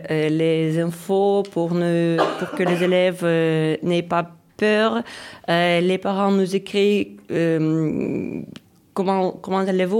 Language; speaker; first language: French; non-native, fluent; Ukrainian